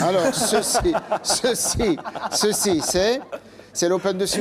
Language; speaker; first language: French; native; French